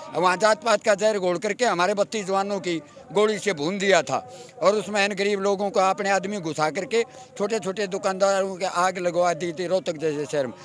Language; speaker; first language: Hindi; native; Hindi